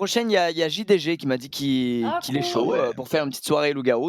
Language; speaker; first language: French; native; French